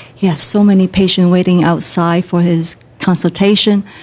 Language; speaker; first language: English; non-native, local second language; Cantonese